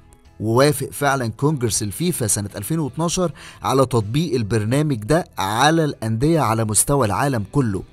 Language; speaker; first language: Arabic; native; Arabic